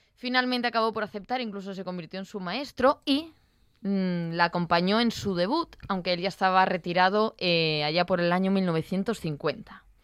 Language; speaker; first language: Spanish; native; Spanish